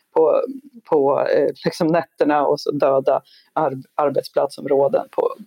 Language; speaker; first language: Swedish; native; Swedish